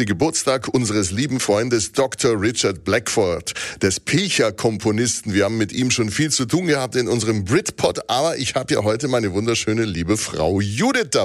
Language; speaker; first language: German; native; German